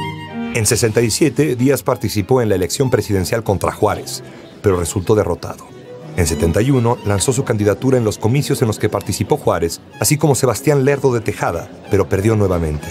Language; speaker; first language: Spanish; native; Spanish